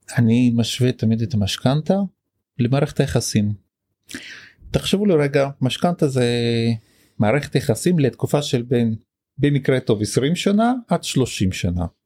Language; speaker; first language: Hebrew; native; Hebrew